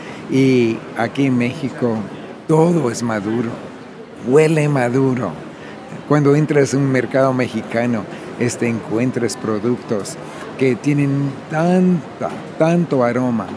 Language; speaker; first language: Spanish; non-native, fluent; English